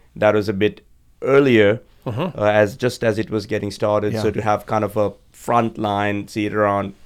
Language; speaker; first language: English; non-native, local second language; Sinhala